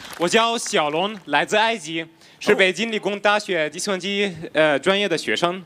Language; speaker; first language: Chinese; non-native, fluent; Arabic